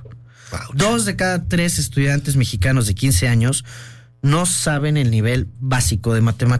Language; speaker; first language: Spanish; native; Spanish